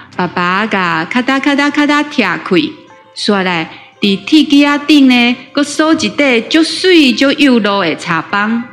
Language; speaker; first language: Chinese; native; Chinese